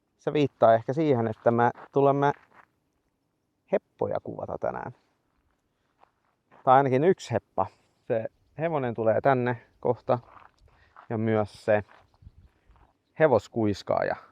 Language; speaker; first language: Finnish; non-native, fluent; Swedish